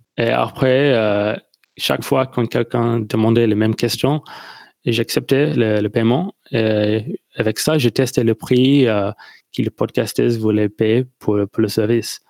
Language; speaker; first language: French; non-native, learner; English